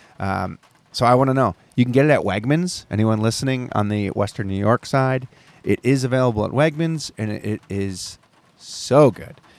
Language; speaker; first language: English; native; English